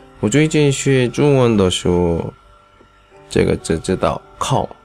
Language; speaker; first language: Chinese; non-native, learner; Korean